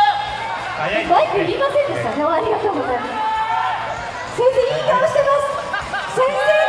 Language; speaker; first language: Japanese; native; Japanese